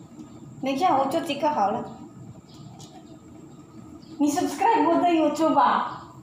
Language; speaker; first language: Chinese; non-native, learner; Filipino